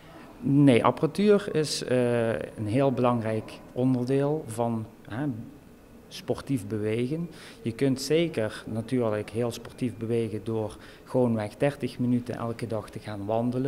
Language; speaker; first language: Dutch; native; Dutch